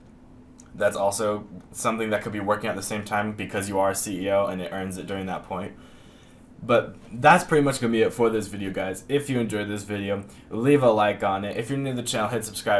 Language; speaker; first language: English; native; English